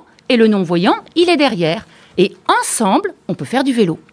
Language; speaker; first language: French; native; French